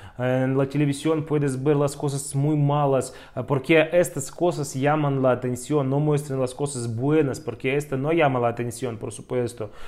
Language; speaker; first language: Spanish; non-native, fluent; Russian